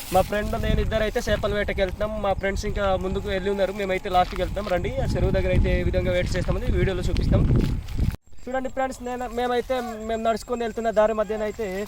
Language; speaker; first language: Telugu; non-native, local second language; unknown